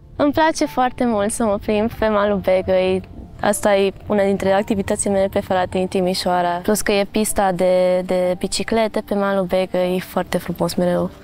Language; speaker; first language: Romanian; native; Romanian